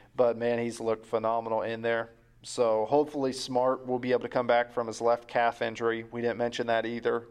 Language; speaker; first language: English; native; English